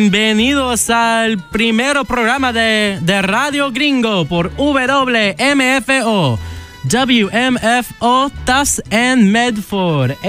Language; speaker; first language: Spanish; non-native, learner; English